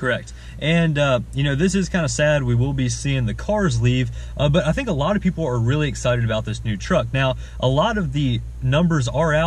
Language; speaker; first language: English; native; English